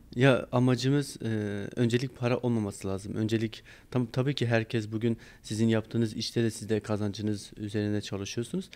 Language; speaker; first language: Turkish; non-native, local second language; Kurdish